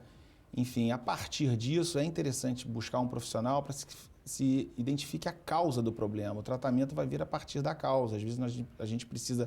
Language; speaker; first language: Portuguese; native; Portuguese